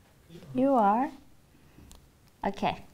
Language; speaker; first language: English; non-native, fluent; Turkish